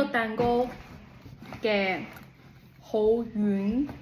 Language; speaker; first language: Cantonese; early bilingual, heritage; Cantonese